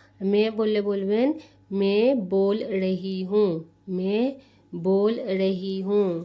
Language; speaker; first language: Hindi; non-native, fluent; Bangla